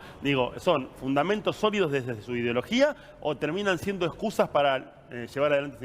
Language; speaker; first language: Spanish; native; Spanish